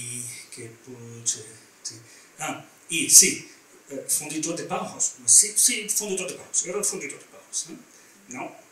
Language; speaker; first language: Portuguese; non-native, learner; German